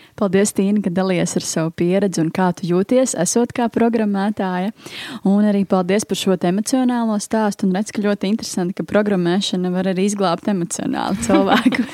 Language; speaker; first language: Latvian; native; Latvian